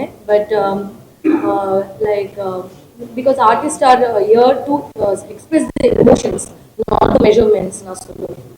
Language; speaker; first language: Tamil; non-native, learner; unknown